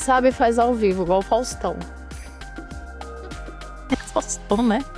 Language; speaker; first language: Portuguese; native; Portuguese